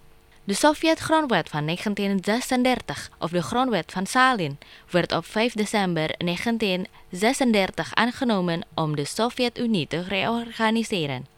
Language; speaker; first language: Dutch; non-native, fluent; Indonesian